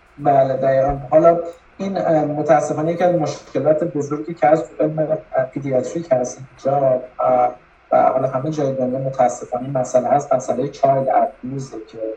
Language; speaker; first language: Persian; native; Persian